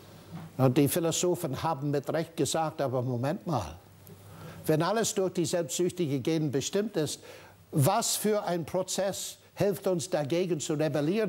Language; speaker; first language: German; non-native, fluent; English